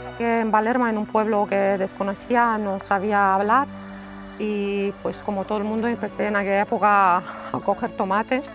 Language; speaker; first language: Spanish; non-native, fluent; Romanian